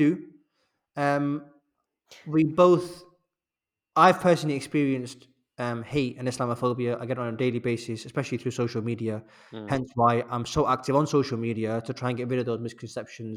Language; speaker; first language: English; native; English